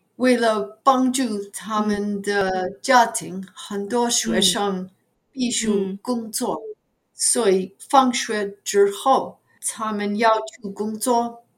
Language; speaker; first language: Chinese; non-native, fluent; English